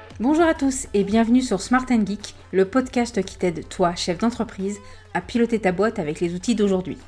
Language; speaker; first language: French; native; French